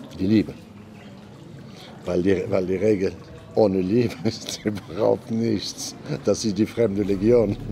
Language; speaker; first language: German; non-native, fluent; Arabic